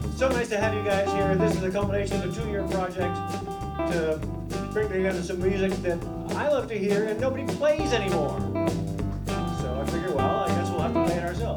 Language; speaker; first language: English; native; English